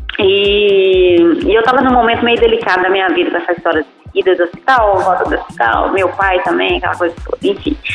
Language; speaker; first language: Portuguese; native; Portuguese